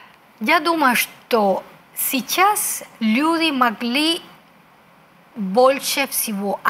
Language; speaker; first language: Russian; non-native, fluent; Spanish